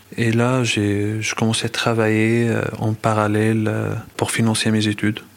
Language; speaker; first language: French; non-native, fluent; Arabic